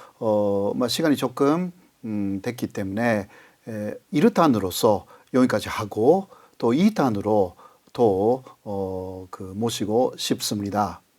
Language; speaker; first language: Korean; non-native, fluent; Japanese